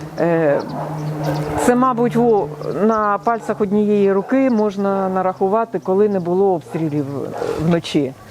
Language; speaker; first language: Ukrainian; non-native, local second language; Russian